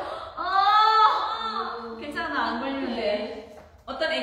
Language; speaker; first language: Korean; non-native, fluent; Indonesian